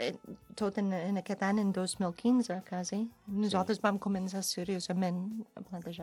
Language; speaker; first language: Catalan; non-native, learner; English